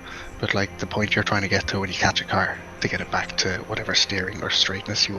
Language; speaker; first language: English; native; English